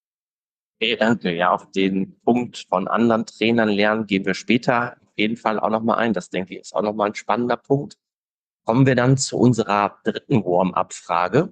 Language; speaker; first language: German; native; German